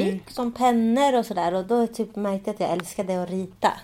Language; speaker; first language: Swedish; early bilingual, other home language; Spanish